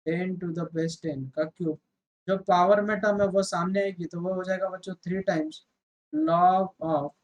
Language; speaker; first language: Hindi; non-native, local second language; Marathi